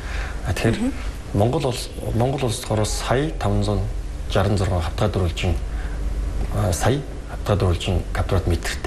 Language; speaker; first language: Mongolian; native; Mongolian